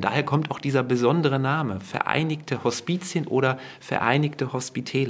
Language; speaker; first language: German; native; German